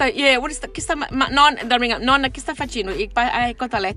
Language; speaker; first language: Italian; non-native, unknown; Sicilian